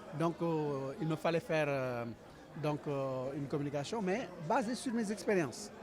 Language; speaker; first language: French; non-native, local second language; Wolof